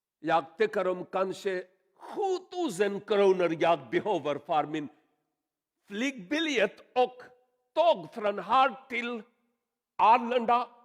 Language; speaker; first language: Swedish; non-native, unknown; Urdu